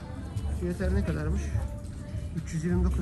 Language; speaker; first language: Turkish; native; Turkish